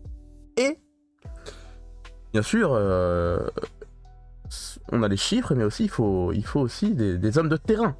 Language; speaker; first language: French; native; French